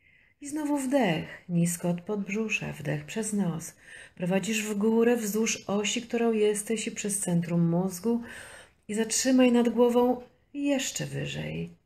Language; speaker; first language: Polish; native; Polish